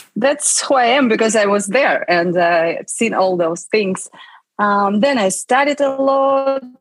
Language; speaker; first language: English; non-native, fluent; Russian